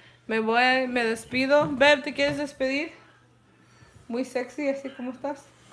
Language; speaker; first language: Spanish; early bilingual, heritage; Spanish